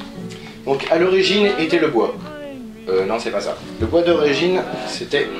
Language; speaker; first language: French; native; French